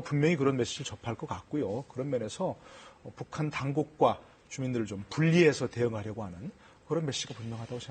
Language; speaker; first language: Korean; native; Korean